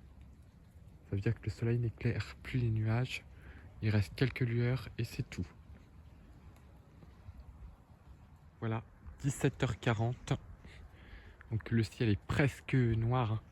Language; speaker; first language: French; native; French